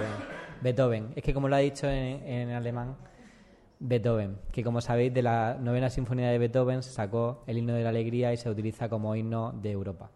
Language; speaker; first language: Spanish; native; Spanish